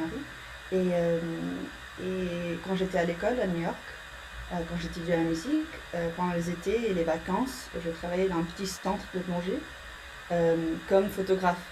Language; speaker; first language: French; early bilingual, heritage; English